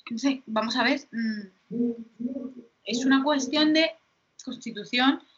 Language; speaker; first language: Spanish; native; Spanish